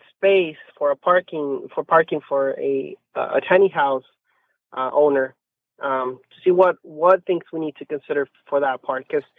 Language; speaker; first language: English; non-native, fluent; Spanish